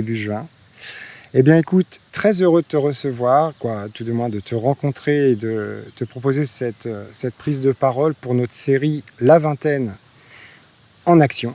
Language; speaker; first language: French; native; French